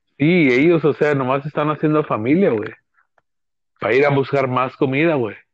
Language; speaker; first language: Spanish; early bilingual, heritage; Spanish